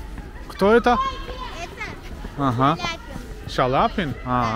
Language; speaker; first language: Russian; non-native, learner; Turkish